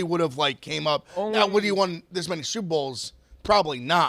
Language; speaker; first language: English; native; English